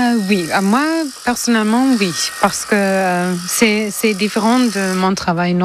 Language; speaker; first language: French; non-native, fluent; German